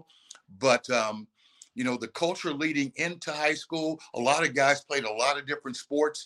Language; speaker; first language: English; native; English